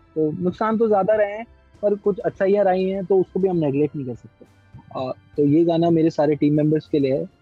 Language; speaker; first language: Hindi; native; Hindi